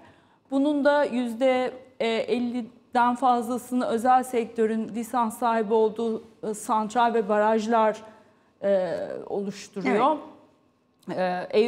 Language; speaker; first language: Turkish; native; Turkish